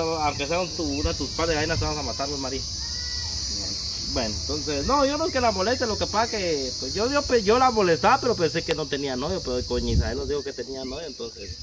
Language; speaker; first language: Spanish; native; Spanish